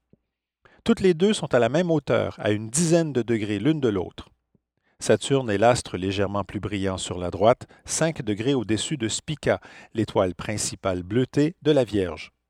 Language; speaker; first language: French; native; French